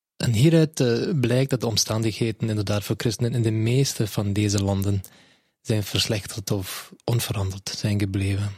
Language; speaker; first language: Dutch; non-native, fluent; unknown